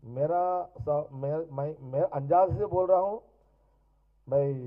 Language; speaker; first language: Hindi; non-native, local second language; Telugu